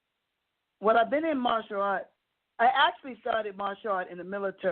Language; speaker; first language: English; native; English